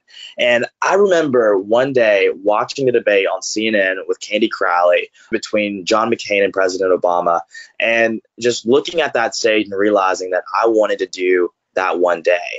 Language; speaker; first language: English; native; English